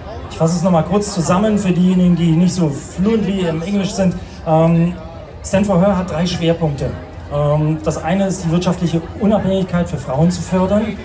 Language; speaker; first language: German; native; German